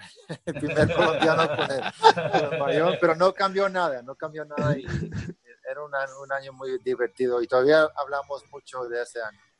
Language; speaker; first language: Spanish; early bilingual, heritage; Spanish